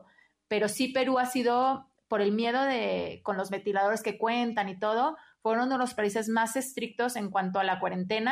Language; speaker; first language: Spanish; native; Spanish